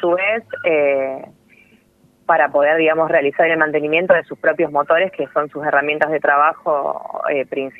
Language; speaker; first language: Spanish; native; Spanish